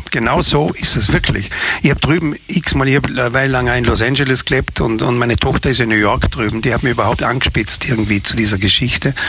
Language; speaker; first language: German; native; German